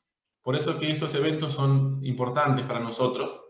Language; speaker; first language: Spanish; native; Spanish